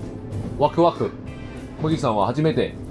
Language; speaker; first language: Japanese; non-native, learner; Chinese